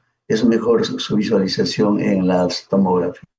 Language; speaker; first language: Spanish; native; Spanish